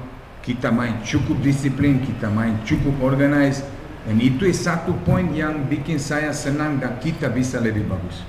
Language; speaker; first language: Indonesian; non-native, fluent; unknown